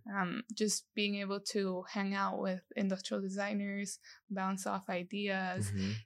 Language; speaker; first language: English; non-native, fluent; Spanish